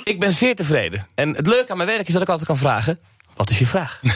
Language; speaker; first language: Dutch; native; Dutch